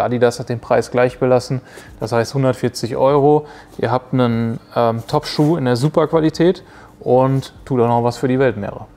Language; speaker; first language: German; native; German